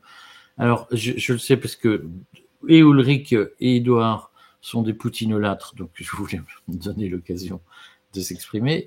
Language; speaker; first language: French; native; French